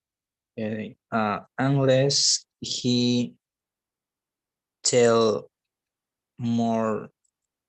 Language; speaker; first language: English; non-native, learner; Spanish